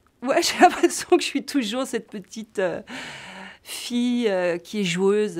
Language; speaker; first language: French; native; French